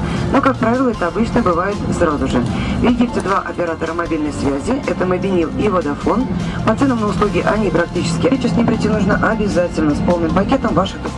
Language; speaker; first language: Russian; native; Russian